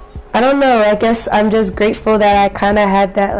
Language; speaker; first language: English; native; English